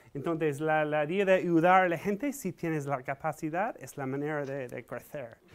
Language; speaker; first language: Spanish; non-native, fluent; English